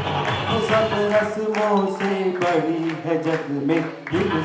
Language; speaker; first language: Hindi; native; Hindi